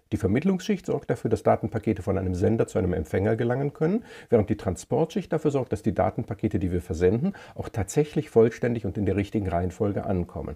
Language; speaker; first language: German; native; German